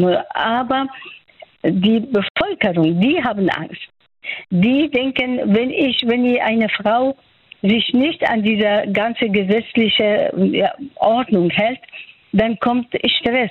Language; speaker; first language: German; non-native, fluent; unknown